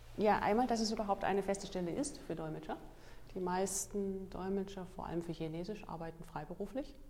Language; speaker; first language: German; native; German